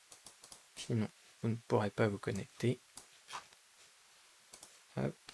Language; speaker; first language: French; native; French